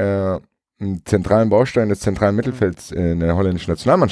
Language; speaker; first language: German; native; German